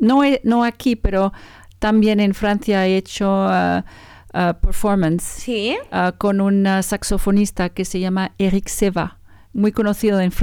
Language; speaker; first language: Spanish; non-native, learner; French